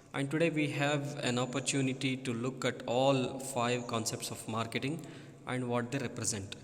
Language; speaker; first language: English; non-native, local second language; Kannada